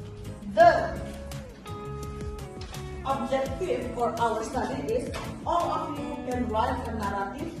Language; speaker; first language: English; non-native, fluent; Indonesian